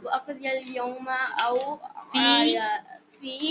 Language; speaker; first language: Arabic; non-native, learner; Urdu